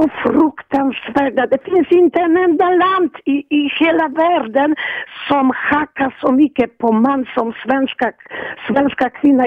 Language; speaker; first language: Swedish; non-native, fluent; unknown